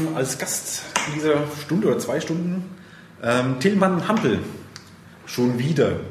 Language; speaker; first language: German; native; German